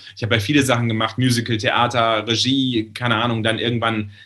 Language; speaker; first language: German; native; German